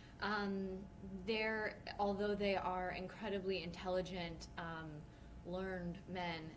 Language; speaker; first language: English; native; English